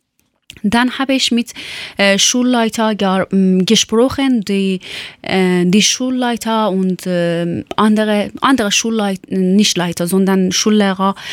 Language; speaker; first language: German; non-native, learner; Persian